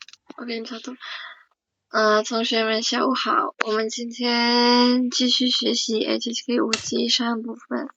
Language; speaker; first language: Chinese; non-native, fluent; Indonesian